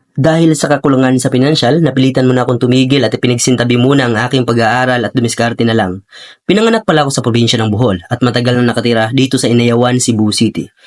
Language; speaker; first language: Filipino; non-native, local second language; Cebuano